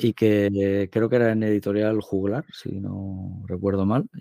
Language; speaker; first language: Spanish; native; Spanish